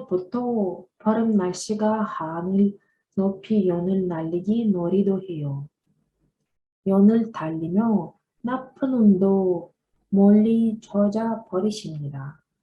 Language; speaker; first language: Korean; non-native, learner; Russian